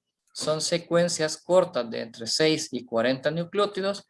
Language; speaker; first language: Spanish; native; Spanish